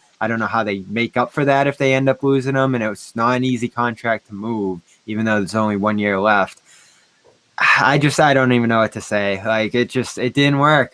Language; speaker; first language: English; native; English